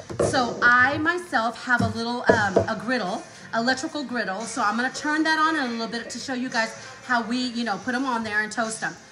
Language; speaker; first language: English; early bilingual, other home language; Spanish